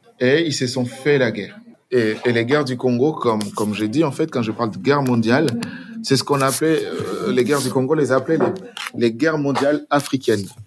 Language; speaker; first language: French; non-native, local second language; Swahili